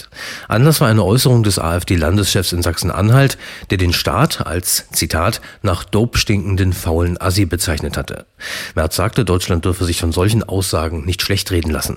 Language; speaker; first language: German; native; German